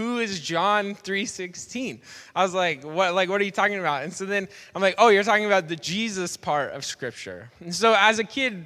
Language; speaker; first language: English; native; English